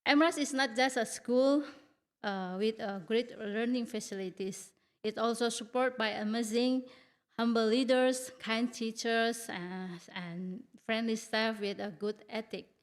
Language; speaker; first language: English; non-native, learner; Indonesian